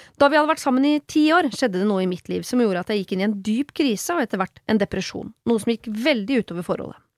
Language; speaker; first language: Norwegian; native; Norwegian